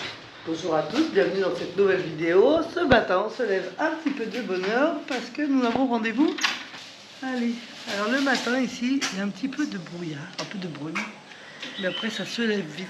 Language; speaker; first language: French; native; French